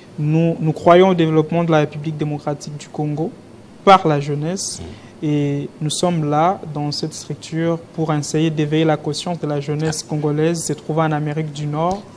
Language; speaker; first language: French; non-native, local second language; Lingala